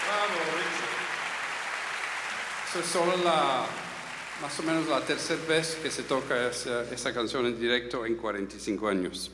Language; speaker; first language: Spanish; non-native, fluent; English